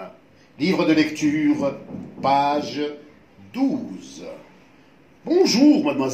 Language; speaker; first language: French; non-native, local second language; Arabic